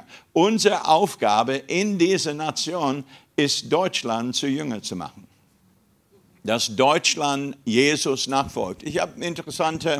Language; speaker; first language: German; non-native, fluent; English